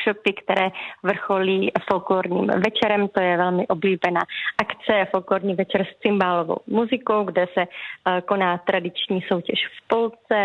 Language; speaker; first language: Czech; native; Czech